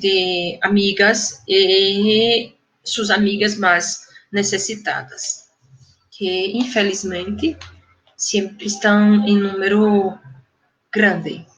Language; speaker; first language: Spanish; non-native, fluent; Portuguese